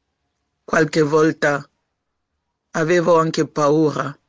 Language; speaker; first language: Italian; non-native, learner; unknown